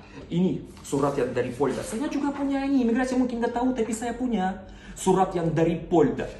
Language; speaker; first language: Indonesian; non-native, learner; Russian